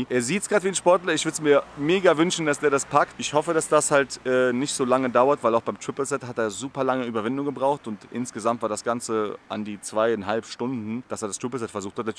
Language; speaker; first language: German; native; German